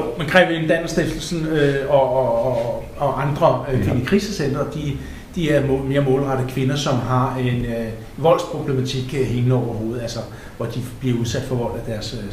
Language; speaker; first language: Danish; native; Danish